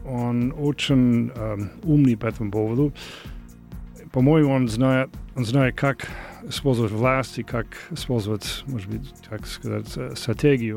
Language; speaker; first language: Russian; non-native, learner; English